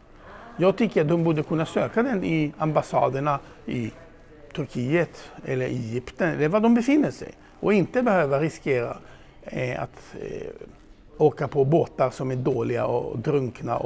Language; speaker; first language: Swedish; non-native, fluent; Hebrew